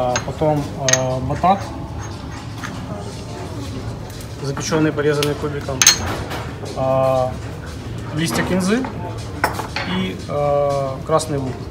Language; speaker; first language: Russian; native; Russian